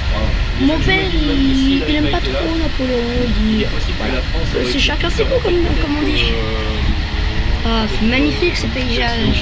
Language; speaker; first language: French; native; French